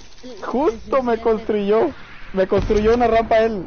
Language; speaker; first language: Spanish; native; Spanish